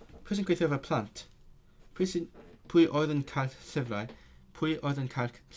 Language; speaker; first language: Welsh; non-native, learner; Cantonese